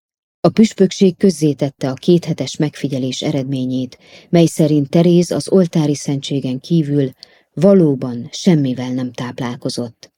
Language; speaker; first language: Hungarian; native; Hungarian